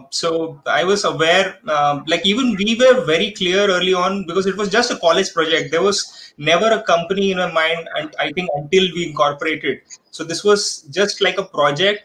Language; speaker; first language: English; non-native, local second language; Marathi